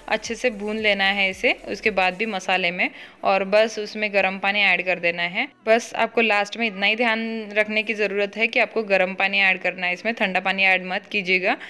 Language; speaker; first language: Hindi; non-native, local second language; Marathi